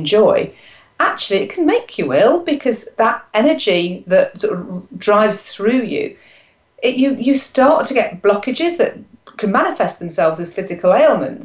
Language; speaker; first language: English; native; English